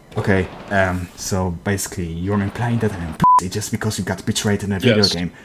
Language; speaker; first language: English; non-native, fluent; Polish